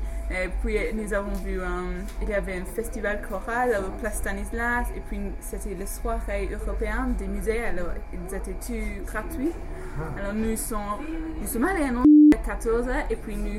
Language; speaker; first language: French; non-native, fluent; English